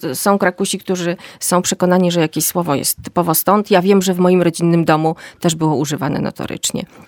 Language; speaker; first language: Polish; native; Polish